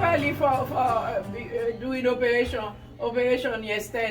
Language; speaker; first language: English; non-native, learner; Haitian Creole